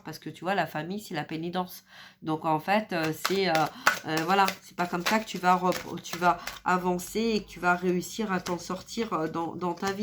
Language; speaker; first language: French; native; French